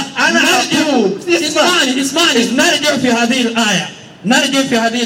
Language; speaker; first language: Arabic; non-native, learner; Swahili